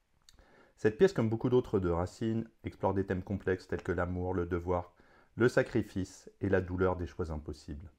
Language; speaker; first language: French; native; French